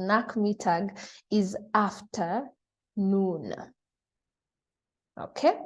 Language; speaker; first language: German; non-native, fluent; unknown